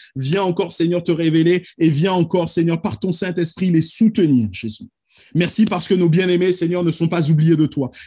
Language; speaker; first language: French; native; French